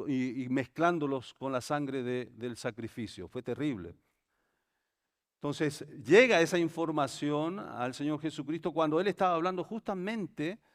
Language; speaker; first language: Spanish; native; Spanish